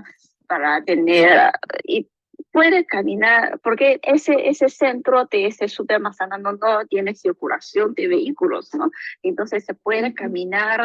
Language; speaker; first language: Spanish; non-native, learner; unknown